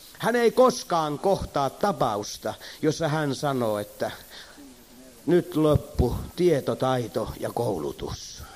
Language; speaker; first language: Finnish; native; Finnish